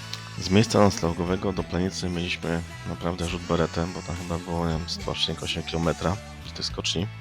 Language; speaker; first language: Polish; native; Polish